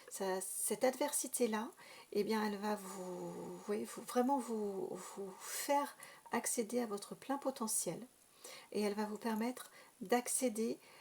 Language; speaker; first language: French; native; French